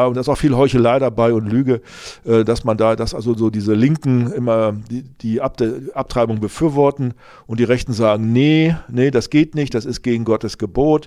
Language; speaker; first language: German; native; German